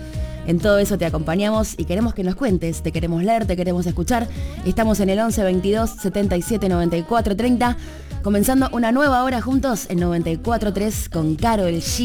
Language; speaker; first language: Spanish; native; Spanish